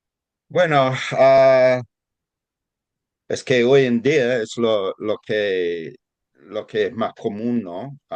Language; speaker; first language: Spanish; non-native, fluent; English